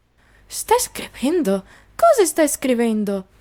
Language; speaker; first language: Italian; non-native, learner; Portuguese